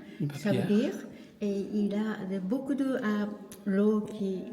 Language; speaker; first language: French; non-native, learner; Japanese